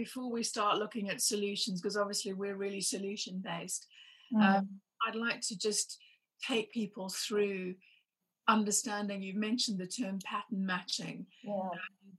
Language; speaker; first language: English; native; English